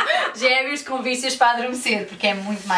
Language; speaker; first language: Portuguese; native; Portuguese